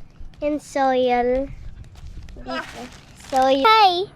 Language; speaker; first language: English; non-native, local second language; Filipino